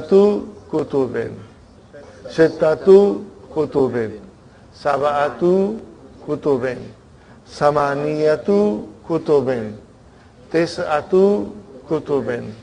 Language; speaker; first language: Arabic; non-native, fluent; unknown